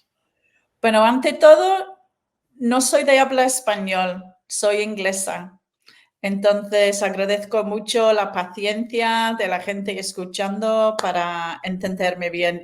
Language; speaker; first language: Spanish; non-native, fluent; English